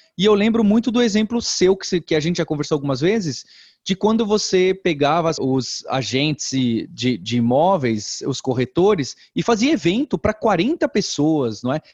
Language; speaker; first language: Portuguese; native; Portuguese